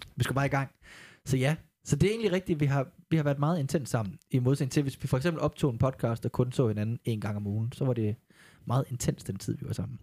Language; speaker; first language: Danish; native; Danish